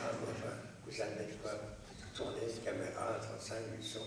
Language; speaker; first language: French; native; French